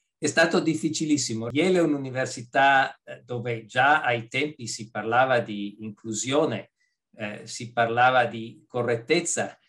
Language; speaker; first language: Italian; native; Italian